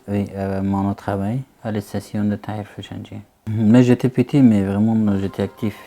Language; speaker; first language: French; non-native, fluent; Persian